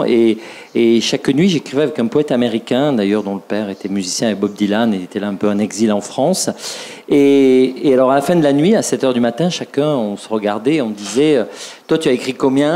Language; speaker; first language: French; native; French